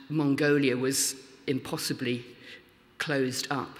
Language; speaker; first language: English; native; English